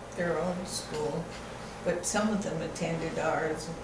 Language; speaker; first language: English; native; English